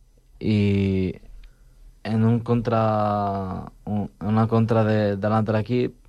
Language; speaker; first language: Catalan; non-native, local second language; Spanish